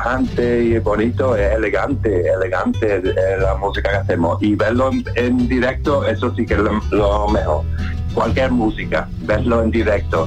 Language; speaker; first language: Spanish; non-native, fluent; English